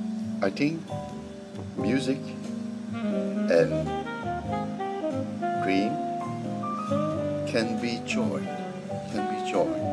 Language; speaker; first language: English; non-native, learner; French